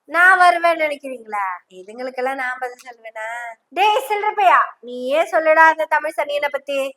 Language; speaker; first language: Tamil; native; Tamil